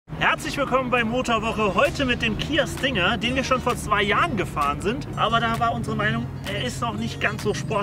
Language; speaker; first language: German; native; German